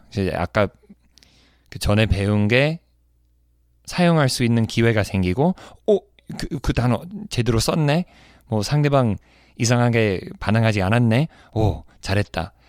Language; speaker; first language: Korean; non-native, fluent; English